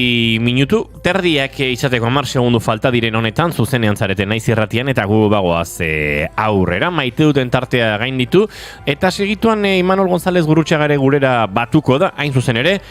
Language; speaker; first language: Basque; native; Basque